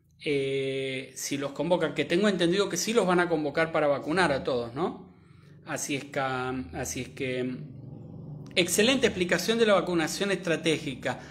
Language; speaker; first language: Spanish; native; Spanish